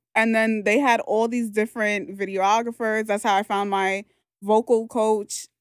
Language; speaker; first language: English; native; English